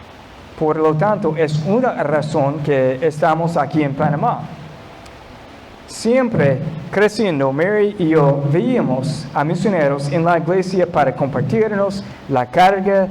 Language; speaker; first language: Spanish; non-native, fluent; English